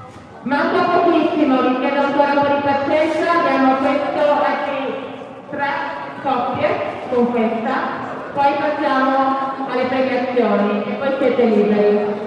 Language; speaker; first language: Italian; native; Italian